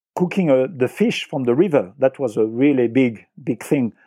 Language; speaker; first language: English; non-native, fluent; French